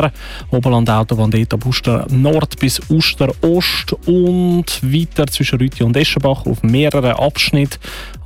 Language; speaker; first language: German; native; German